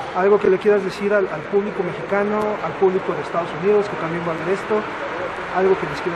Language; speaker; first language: Spanish; native; Spanish